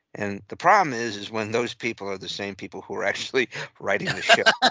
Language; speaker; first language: English; native; English